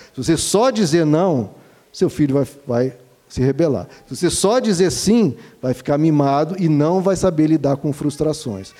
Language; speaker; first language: Portuguese; native; Portuguese